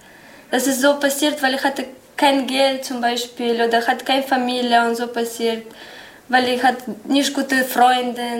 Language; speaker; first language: German; non-native, learner; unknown